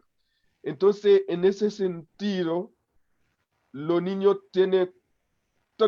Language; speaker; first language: Spanish; non-native, local second language; Haitian Creole